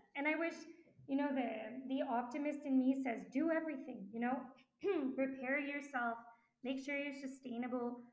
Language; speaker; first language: English; non-native, fluent; French